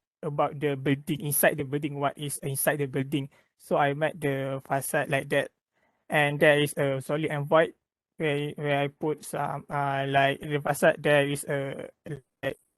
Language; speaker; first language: English; non-native, local second language; Malay